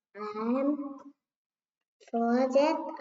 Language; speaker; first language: English; non-native, learner; Vietnamese